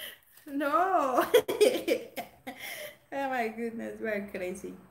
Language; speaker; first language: English; non-native, learner; Spanish